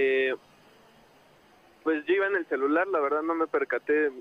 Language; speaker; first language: Spanish; native; Spanish